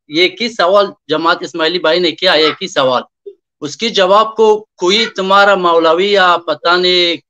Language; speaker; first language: Urdu; non-native, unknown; Persian